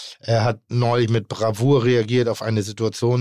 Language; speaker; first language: German; native; German